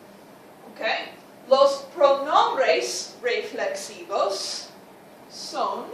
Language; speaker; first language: Spanish; non-native, fluent; English